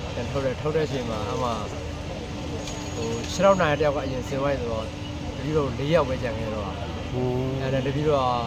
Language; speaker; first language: Burmese; non-native, local second language; Chinese